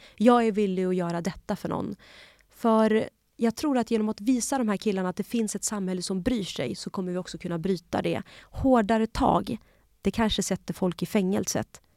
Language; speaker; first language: Swedish; early bilingual, other home language; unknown